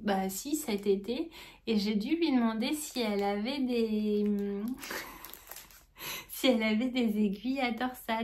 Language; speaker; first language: French; native; French